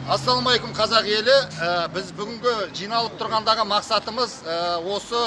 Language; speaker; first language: Kazakh; native; Kazakh